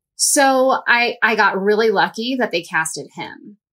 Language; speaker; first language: English; native; English